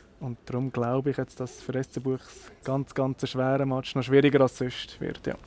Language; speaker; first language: German; native; German